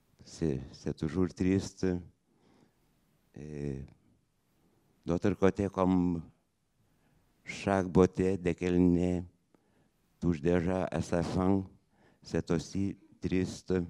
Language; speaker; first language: French; non-native, fluent; Lithuanian